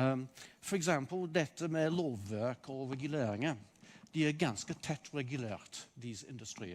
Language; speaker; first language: Norwegian; non-native, fluent; English